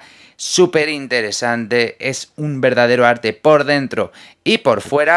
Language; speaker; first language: Spanish; native; Spanish